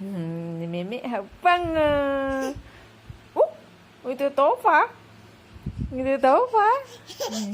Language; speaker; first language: Chinese; non-native, fluent; Indonesian